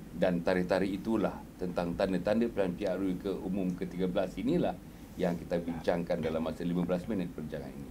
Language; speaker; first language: Malay; native; Malay